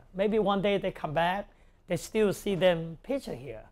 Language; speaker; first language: English; non-native, local second language; Cantonese